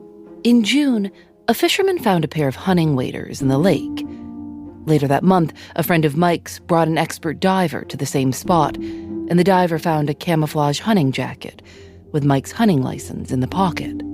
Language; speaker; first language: English; native; English